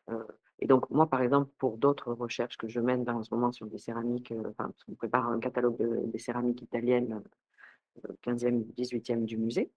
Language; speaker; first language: French; native; French